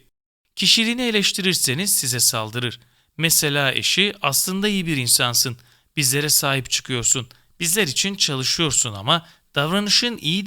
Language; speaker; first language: Turkish; native; Turkish